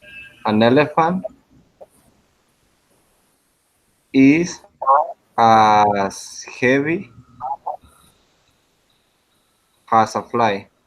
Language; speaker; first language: English; non-native, learner; Spanish